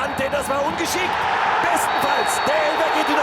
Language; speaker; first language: German; native; German